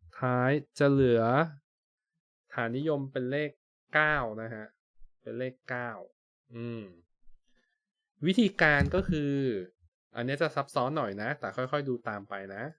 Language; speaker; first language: Thai; native; Thai